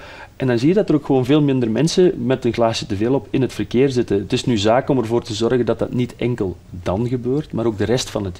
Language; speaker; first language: Dutch; native; Dutch